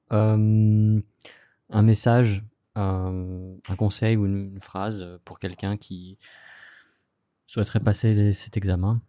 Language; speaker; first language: French; native; French